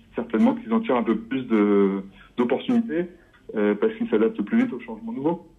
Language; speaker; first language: French; native; French